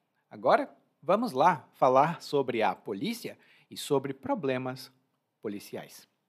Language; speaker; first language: Portuguese; native; Portuguese